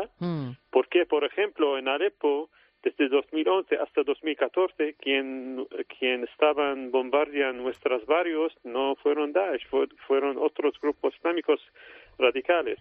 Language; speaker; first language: Spanish; non-native, fluent; Arabic